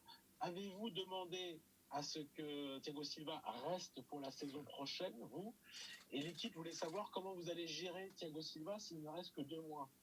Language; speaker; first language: French; native; French